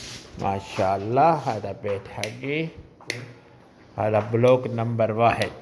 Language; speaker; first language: Arabic; non-native, learner; Urdu